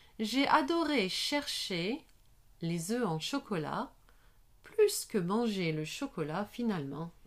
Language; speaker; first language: French; non-native, learner; English